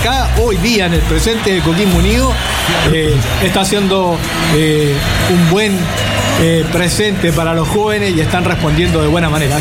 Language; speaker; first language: Spanish; native; Spanish